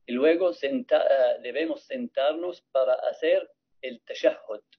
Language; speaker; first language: Spanish; non-native, fluent; Arabic